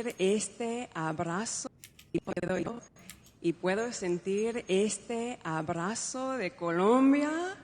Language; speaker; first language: Spanish; non-native, fluent; English